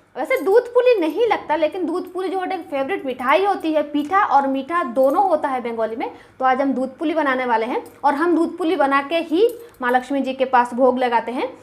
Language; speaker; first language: Hindi; non-native, local second language; Bangla